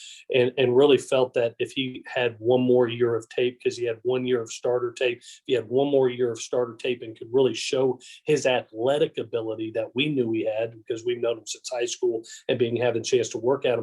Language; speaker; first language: English; native; English